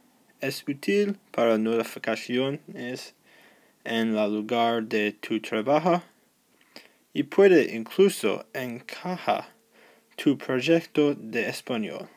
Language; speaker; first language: Spanish; non-native, learner; English